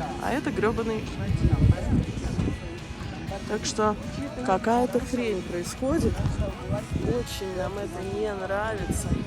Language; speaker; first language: Russian; native; Russian